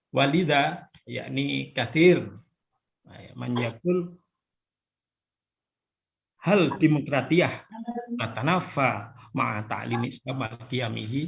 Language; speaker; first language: Arabic; non-native, fluent; Indonesian